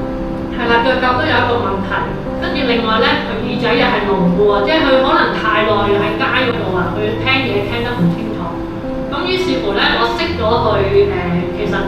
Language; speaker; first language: Cantonese; native; Cantonese